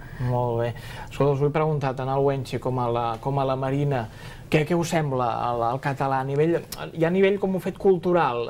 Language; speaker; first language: Catalan; native; Catalan